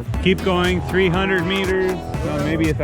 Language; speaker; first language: English; native; English